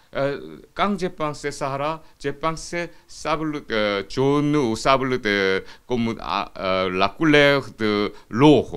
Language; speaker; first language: French; non-native, fluent; Korean